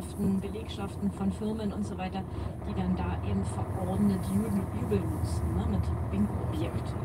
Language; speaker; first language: German; native; German